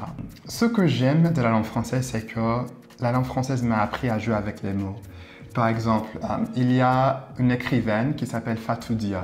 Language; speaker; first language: French; non-native, fluent; English